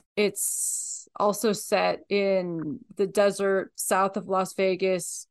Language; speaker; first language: English; native; English